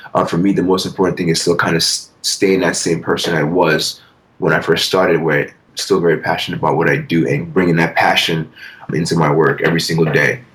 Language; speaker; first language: English; early bilingual, other home language; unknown